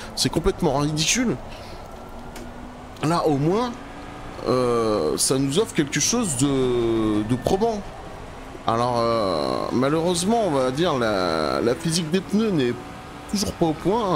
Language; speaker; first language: French; native; French